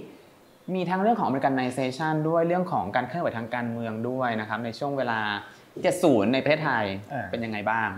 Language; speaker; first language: Thai; native; Thai